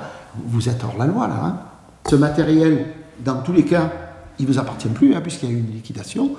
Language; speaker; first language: French; native; French